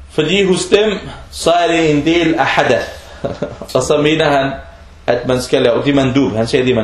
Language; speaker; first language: Danish; early bilingual, other home language; Arabic